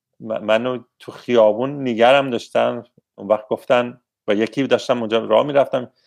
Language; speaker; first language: Persian; native; Persian